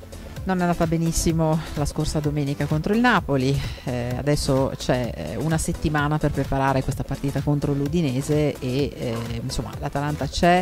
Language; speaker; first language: Italian; native; Italian